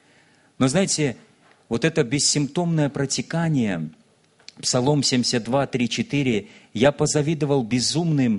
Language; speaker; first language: Russian; native; Russian